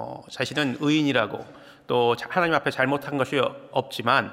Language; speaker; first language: Korean; native; Korean